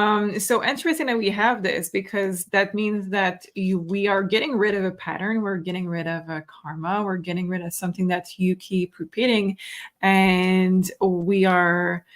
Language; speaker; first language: English; non-native, fluent; French